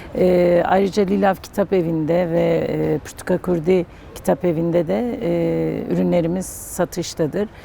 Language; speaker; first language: Turkish; non-native, local second language; Kurdish